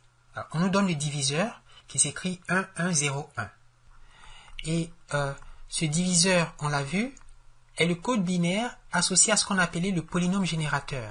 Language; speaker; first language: French; native; French